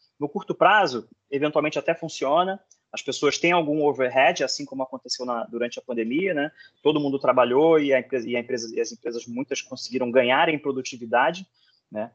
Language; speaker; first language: Portuguese; native; Portuguese